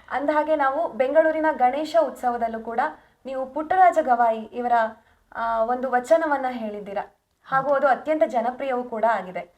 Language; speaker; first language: Kannada; native; Kannada